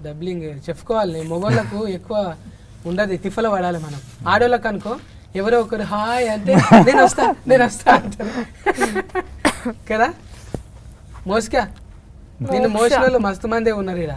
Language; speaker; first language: Telugu; native; Telugu